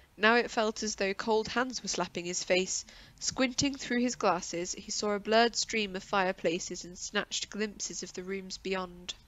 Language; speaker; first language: English; native; English